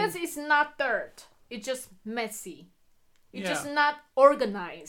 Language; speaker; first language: English; non-native, fluent; Chinese